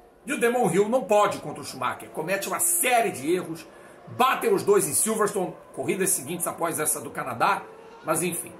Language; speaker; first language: Portuguese; native; Portuguese